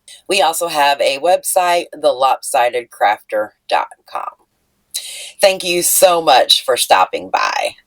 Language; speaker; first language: English; native; English